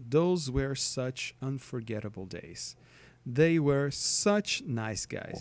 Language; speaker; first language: English; non-native, fluent; Portuguese